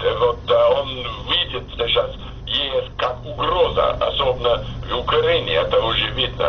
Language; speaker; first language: Russian; non-native, fluent; English